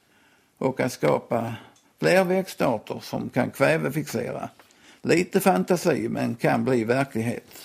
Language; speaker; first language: Swedish; native; Swedish